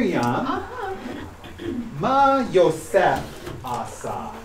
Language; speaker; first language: Hebrew; non-native, learner; English